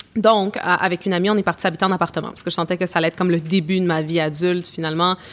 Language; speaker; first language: French; native; French